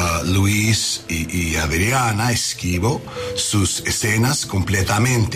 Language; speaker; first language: Spanish; non-native, learner; English